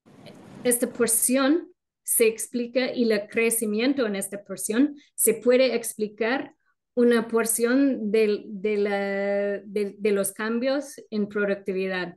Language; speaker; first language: Spanish; non-native, fluent; English